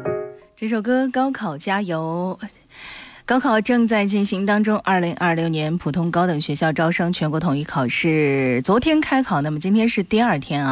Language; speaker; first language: Chinese; native; Chinese